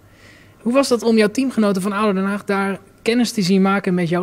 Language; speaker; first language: Dutch; native; Dutch